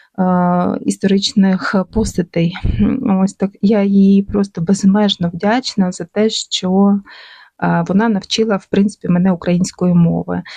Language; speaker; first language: Ukrainian; non-native, local second language; Russian